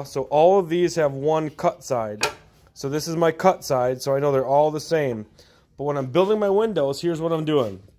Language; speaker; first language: English; native; English